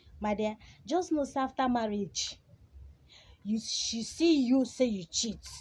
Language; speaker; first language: Nigerian Pidgin; non-native, local second language; Igbo